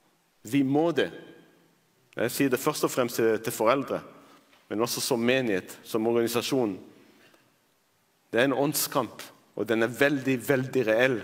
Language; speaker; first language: Norwegian; non-native, fluent; Arabic